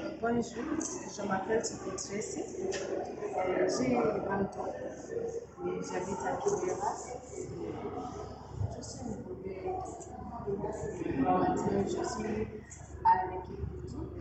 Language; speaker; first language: French; non-native, learner; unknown